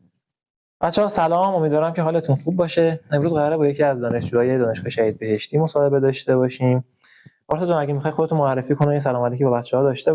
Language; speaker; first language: Persian; native; Persian